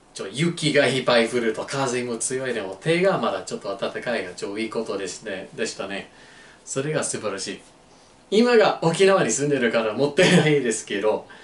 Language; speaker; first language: Japanese; non-native, learner; English